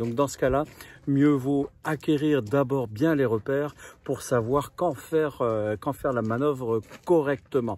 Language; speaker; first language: French; native; French